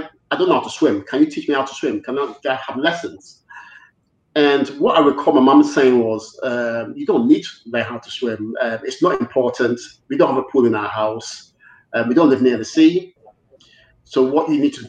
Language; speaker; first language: English; native; English